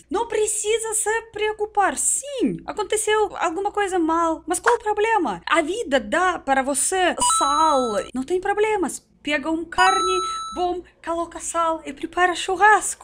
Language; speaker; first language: Portuguese; non-native, learner; Russian